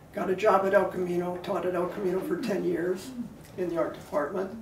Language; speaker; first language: English; native; English